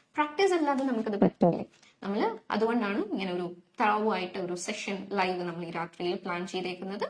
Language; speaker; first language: Malayalam; native; Malayalam